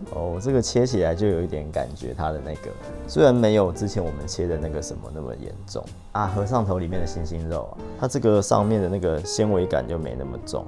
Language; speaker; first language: Chinese; native; Chinese